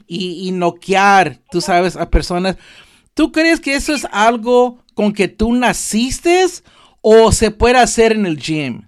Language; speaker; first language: Spanish; early bilingual, heritage; Spanish